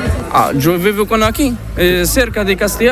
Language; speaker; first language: Spanish; non-native, learner; Arabic